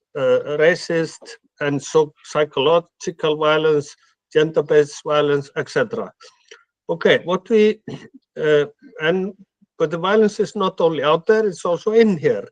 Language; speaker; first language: English; non-native, fluent; Icelandic